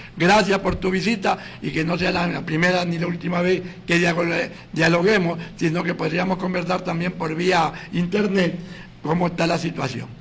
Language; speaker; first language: Spanish; native; Spanish